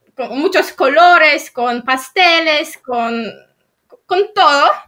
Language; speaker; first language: Spanish; non-native, fluent; Polish